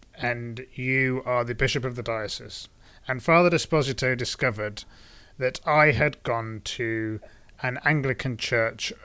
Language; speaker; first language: English; native; English